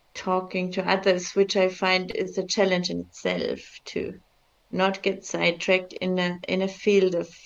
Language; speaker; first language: English; early bilingual, other home language; German